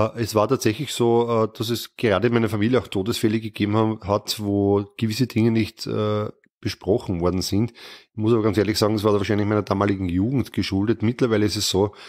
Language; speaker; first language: German; native; German